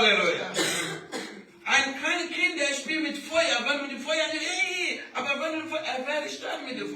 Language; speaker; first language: German; non-native, learner; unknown